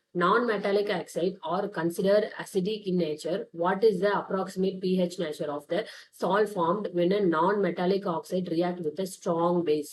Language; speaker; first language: English; non-native, local second language; Tamil